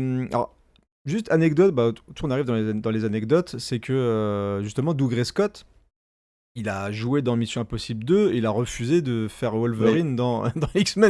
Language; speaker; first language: French; native; French